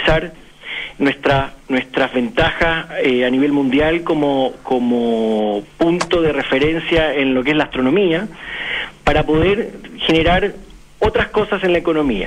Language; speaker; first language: Spanish; native; Spanish